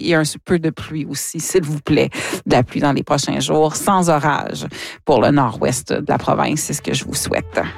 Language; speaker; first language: French; native; French